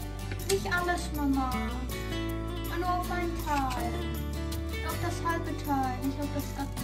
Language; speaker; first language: German; early bilingual, other home language; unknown